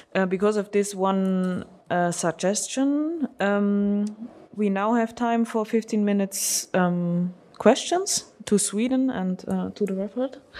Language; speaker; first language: English; non-native, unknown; German